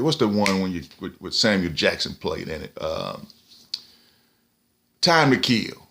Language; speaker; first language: English; native; English